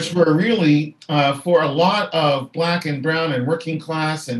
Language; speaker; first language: English; native; English